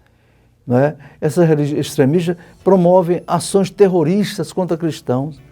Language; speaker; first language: Portuguese; native; Portuguese